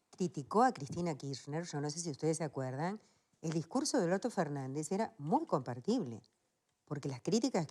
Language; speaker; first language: Spanish; native; Spanish